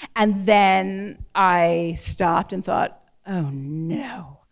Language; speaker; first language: English; native; English